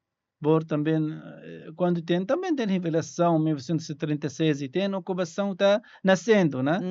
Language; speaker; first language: Portuguese; non-native, learner; Arabic